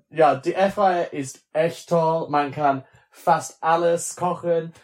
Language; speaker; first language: German; non-native, learner; English